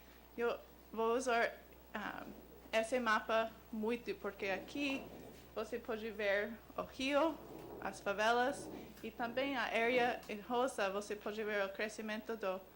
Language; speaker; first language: Portuguese; non-native, learner; English